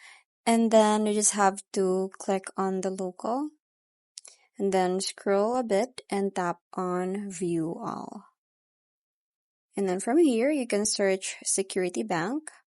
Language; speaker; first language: English; non-native, local second language; Filipino